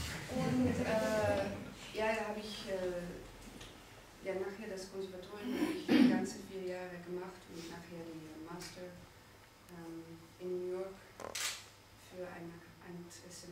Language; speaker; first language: German; non-native, fluent; Dutch